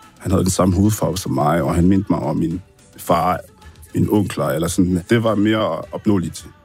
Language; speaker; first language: Danish; early bilingual, other home language; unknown